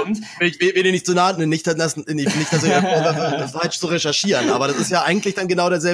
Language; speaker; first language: German; native; German